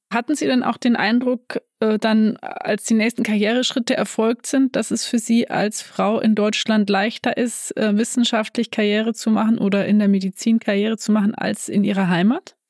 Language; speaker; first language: German; native; German